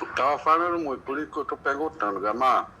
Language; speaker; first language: Portuguese; non-native, local second language; Kayapó